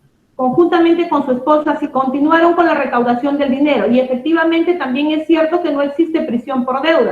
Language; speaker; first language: Spanish; native; Spanish